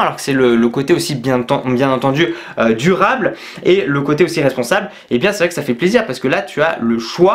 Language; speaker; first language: French; native; French